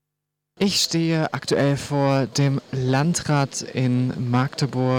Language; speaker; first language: German; native; German